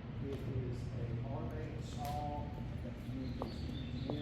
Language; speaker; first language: English; native; English